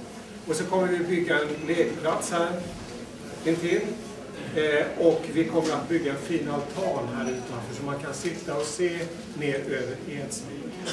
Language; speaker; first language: Swedish; native; Swedish